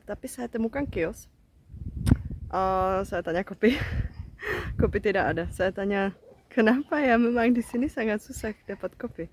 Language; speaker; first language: Indonesian; non-native, fluent; Czech